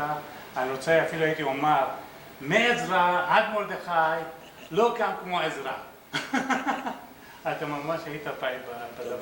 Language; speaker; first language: Hebrew; early bilingual, other home language; Arabic